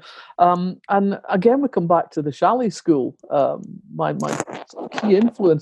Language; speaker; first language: English; native; English